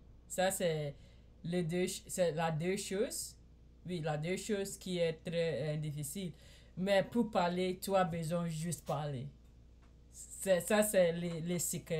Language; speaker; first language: French; non-native, learner; English